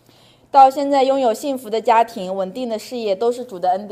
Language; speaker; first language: Chinese; native; Chinese